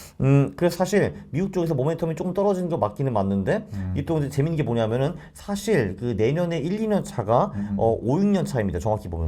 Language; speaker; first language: Korean; native; Korean